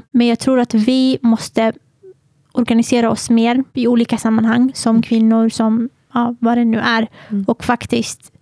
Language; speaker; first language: Swedish; native; Swedish